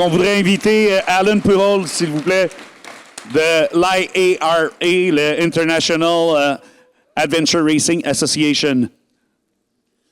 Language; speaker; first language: French; native; French